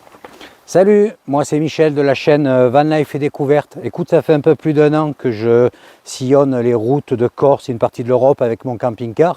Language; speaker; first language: French; native; French